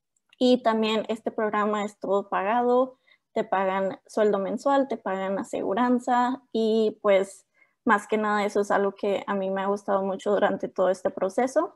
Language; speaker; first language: Spanish; non-native, local second language; English